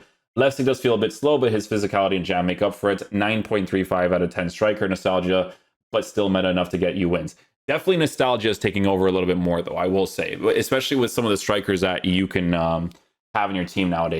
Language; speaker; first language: English; native; English